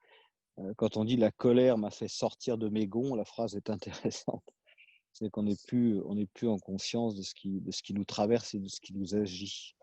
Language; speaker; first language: French; native; French